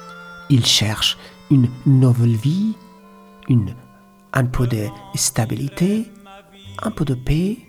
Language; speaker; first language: French; non-native, learner; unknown